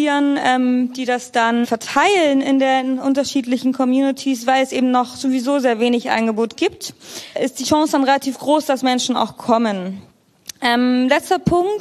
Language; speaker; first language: German; native; German